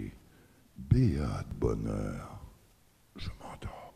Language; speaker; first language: French; native; French